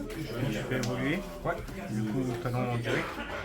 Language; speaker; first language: French; native; French